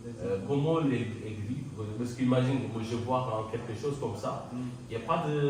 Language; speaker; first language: French; non-native, learner; Tamil